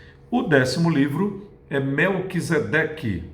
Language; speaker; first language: Portuguese; native; Portuguese